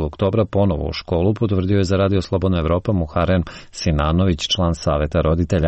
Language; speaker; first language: Croatian; native; Croatian